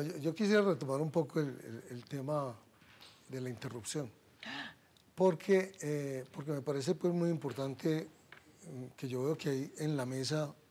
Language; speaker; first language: Spanish; native; Spanish